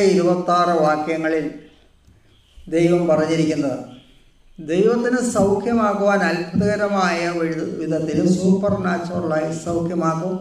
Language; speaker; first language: Malayalam; native; Malayalam